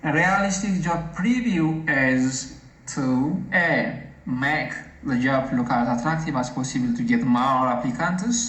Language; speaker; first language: English; non-native, local second language; Amharic